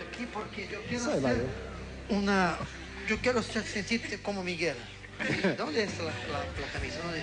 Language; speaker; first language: Spanish; non-native, learner; Portuguese